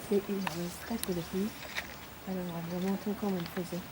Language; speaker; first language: French; non-native, fluent; Norwegian